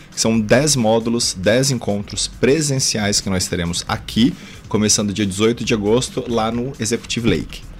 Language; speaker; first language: Portuguese; native; Portuguese